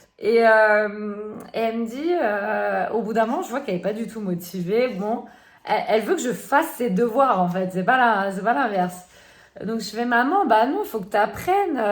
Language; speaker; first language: French; early bilingual, other home language; Turkish